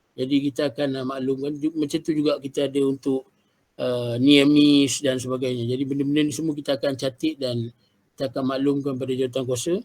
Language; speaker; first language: Malay; native; Malay